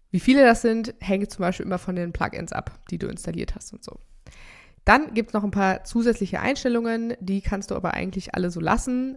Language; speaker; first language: German; native; German